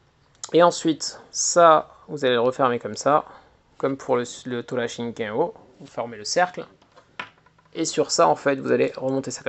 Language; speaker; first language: French; native; French